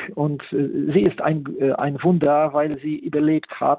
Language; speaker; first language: German; non-native, fluent; Polish